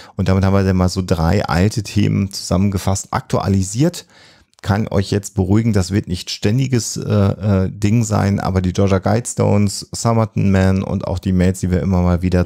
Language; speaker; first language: German; native; German